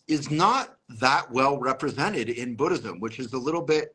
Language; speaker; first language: English; native; English